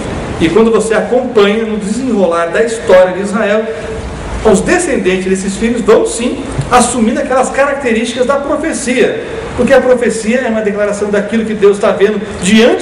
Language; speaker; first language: Portuguese; native; Portuguese